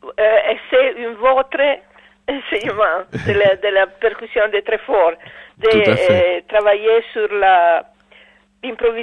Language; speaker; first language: French; non-native, learner; Italian